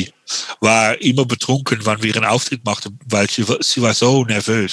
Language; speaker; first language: German; non-native, learner; Dutch